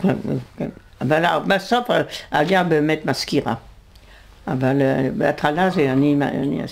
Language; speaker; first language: Hebrew; non-native, fluent; French